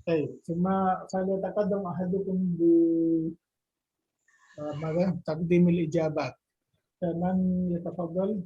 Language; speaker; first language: Arabic; non-native, fluent; Indonesian